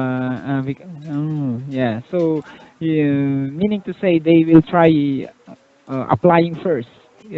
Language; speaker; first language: English; non-native, local second language; Filipino